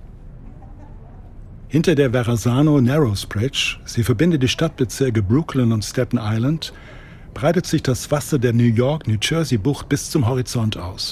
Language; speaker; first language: German; native; German